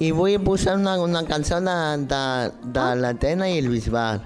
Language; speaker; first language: Catalan; non-native, local second language; Spanish